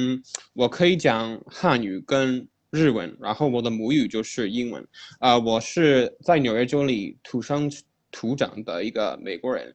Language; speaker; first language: Chinese; non-native, fluent; English